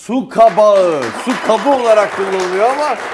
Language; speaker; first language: Turkish; native; Turkish